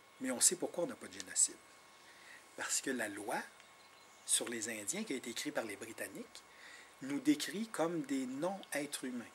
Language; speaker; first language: French; non-native, local second language; Innu-aimun